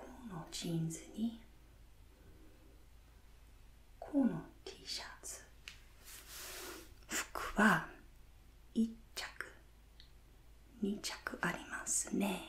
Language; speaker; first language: Japanese; non-native, fluent; English